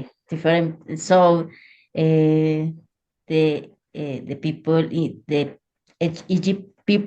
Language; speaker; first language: English; non-native, learner; Spanish